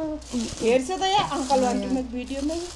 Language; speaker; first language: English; non-native, learner; Nepali